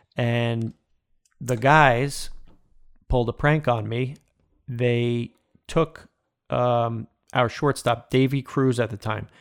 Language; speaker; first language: English; native; English